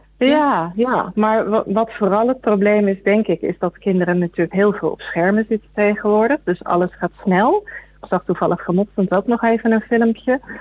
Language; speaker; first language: Dutch; native; Dutch